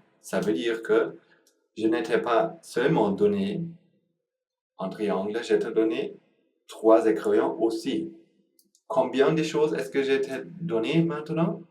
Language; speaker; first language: French; non-native, learner; Sinhala